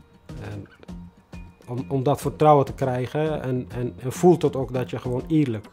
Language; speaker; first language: Dutch; non-native, fluent; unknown